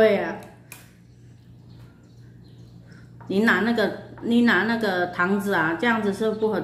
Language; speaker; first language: Chinese; non-native, fluent; Indonesian